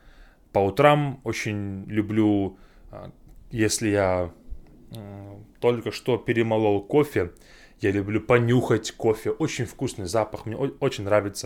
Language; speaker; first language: Russian; non-native, fluent; English